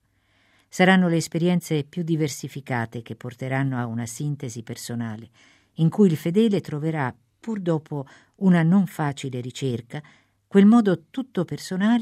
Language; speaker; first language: Italian; native; Italian